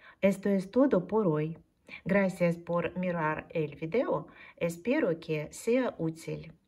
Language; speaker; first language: Spanish; non-native, fluent; Russian